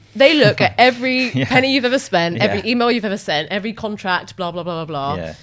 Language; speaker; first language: English; native; English